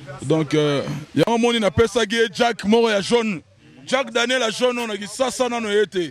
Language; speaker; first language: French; non-native, local second language; Lingala